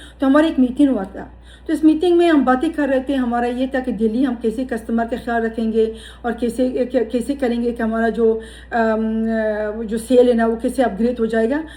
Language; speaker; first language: Urdu; non-native, fluent; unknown